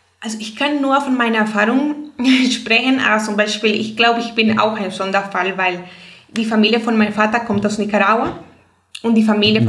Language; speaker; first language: German; non-native, fluent; Spanish